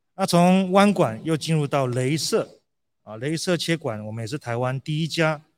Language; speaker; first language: Chinese; early bilingual, heritage; Portuguese